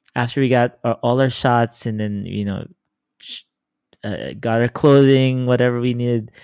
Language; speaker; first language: English; native; English